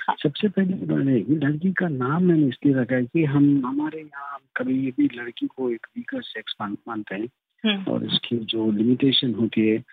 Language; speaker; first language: Hindi; non-native, local second language; Telugu